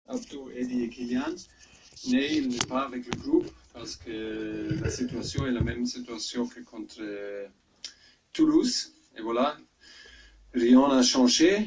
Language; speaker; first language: French; non-native, fluent; German